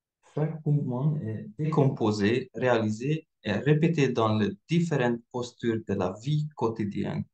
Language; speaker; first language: French; non-native, fluent; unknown